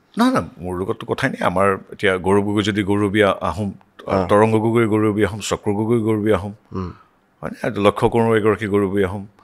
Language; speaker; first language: Assamese; native; Assamese